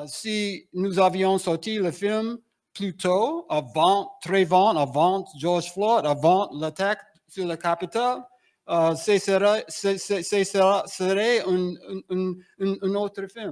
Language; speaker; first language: French; non-native, learner; English